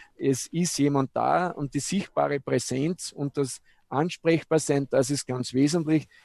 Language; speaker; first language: German; native; German